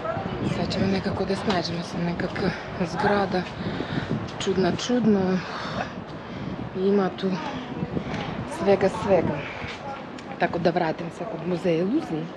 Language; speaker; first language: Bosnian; non-native, fluent; Russian